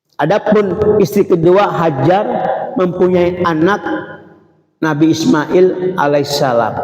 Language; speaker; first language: Indonesian; native; Indonesian